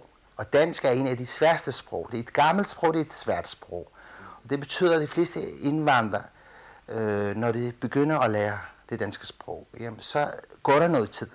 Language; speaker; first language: Danish; early bilingual, other home language; Kurdish